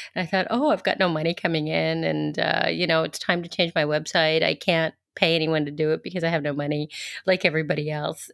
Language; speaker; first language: English; native; English